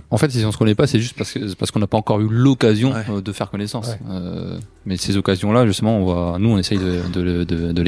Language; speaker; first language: French; native; French